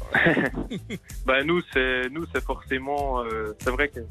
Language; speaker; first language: French; native; French